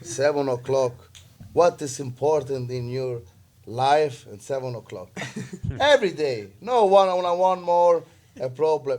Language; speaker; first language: English; non-native, learner; Italian